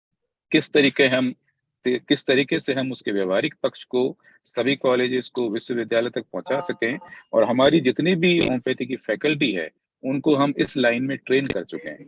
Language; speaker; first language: Hindi; native; Hindi